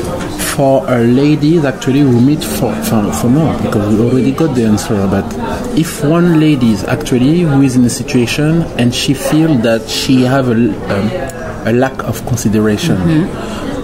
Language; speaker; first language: English; non-native, learner; French